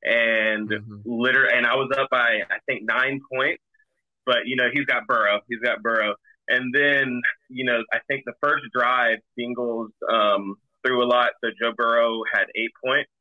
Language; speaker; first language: English; native; English